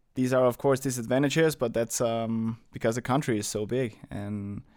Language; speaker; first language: English; non-native, fluent; German